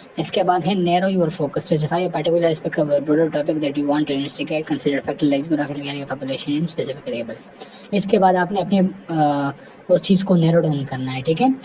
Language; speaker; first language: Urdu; non-native, local second language; Pashto